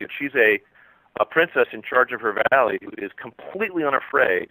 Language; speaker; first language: English; native; English